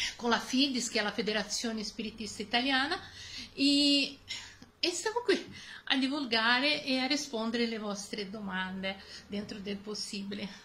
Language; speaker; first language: Italian; non-native, fluent; Portuguese